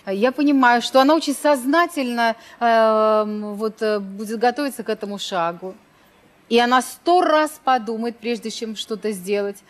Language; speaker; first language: Russian; native; Russian